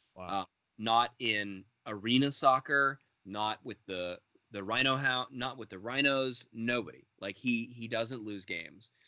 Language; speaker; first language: English; native; English